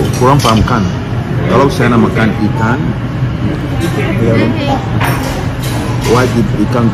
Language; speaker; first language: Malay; non-native, learner; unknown